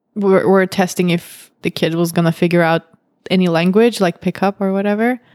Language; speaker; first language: English; non-native, fluent; Russian